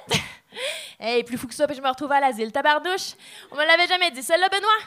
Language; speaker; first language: French; native; French